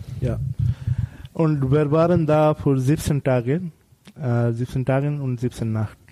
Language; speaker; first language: German; non-native, learner; Bangla